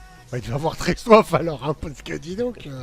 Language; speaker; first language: French; native; French